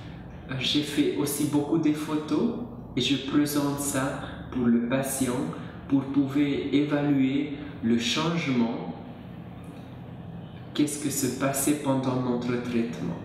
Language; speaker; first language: French; non-native, learner; Hungarian